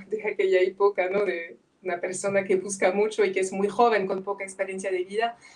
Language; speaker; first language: Spanish; non-native, fluent; French